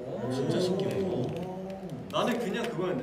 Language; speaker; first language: Korean; native; Korean